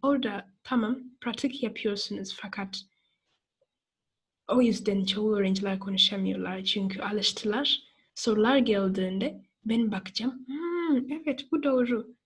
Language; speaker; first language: Turkish; non-native, fluent; English